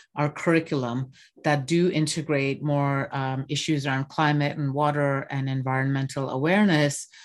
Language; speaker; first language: English; non-native, local second language; Bangla